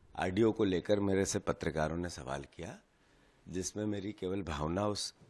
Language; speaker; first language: Hindi; native; Hindi